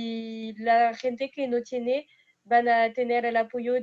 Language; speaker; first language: Spanish; non-native, fluent; French